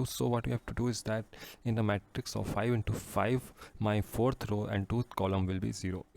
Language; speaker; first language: English; non-native, local second language; Hindi